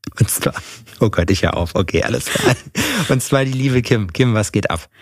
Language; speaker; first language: German; native; German